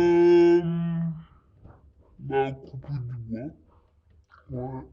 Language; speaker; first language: French; native; French